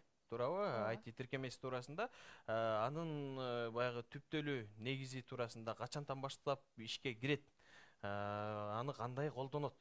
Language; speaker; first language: Kyrgyz; native; Kyrgyz